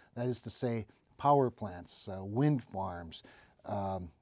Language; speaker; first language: English; native; English